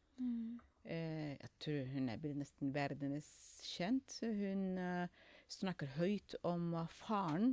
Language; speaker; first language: Norwegian; non-native, fluent; Somali